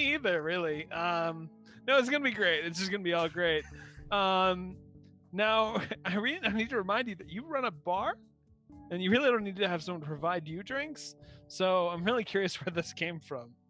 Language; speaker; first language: English; native; English